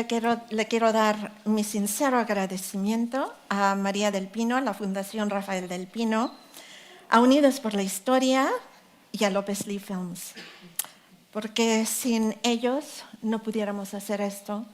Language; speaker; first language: Spanish; early bilingual, heritage; Spanish